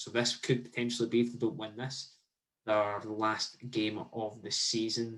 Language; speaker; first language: English; native; English